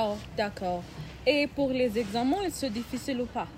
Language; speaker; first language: French; non-native, learner; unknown